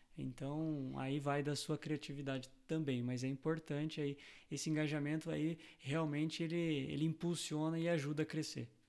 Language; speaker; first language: Portuguese; native; Portuguese